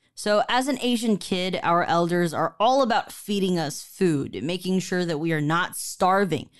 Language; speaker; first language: English; early bilingual, other home language; Chinese